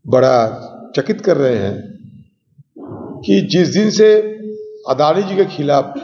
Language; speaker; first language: Hindi; non-native, local second language; Bangla